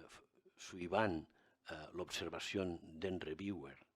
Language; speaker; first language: French; non-native, learner; Catalan